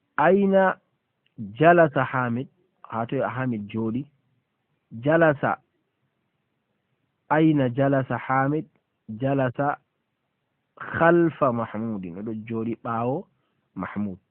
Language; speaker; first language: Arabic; non-native, fluent; Fula